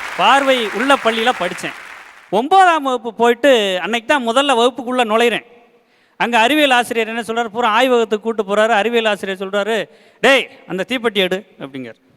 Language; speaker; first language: Tamil; native; Tamil